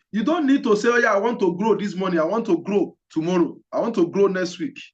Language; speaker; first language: English; non-native, local second language; Yoruba